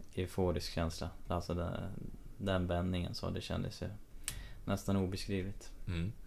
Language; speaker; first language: Swedish; native; Swedish